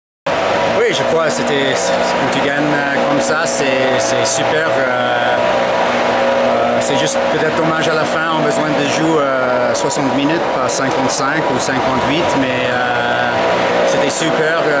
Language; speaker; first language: French; non-native, fluent; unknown